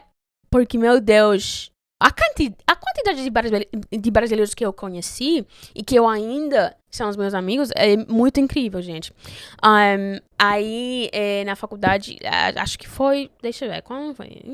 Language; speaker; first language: Portuguese; non-native, fluent; Spanish